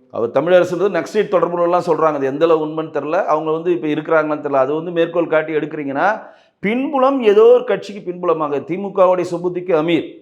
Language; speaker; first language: Tamil; native; Tamil